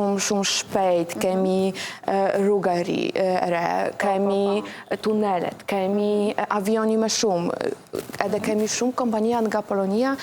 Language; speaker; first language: Albanian; non-native, learner; Polish